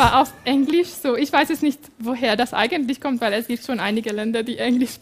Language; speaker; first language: German; non-native, fluent; Hungarian